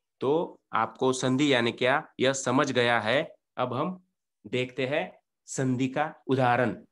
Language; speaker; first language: Hindi; non-native, local second language; Marathi